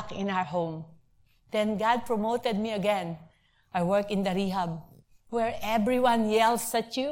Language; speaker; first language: English; non-native, local second language; Filipino